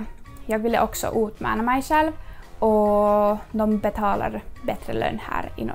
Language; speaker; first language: Swedish; non-native, fluent; Finnish